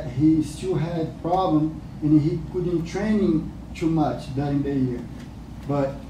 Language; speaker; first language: English; non-native, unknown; Portuguese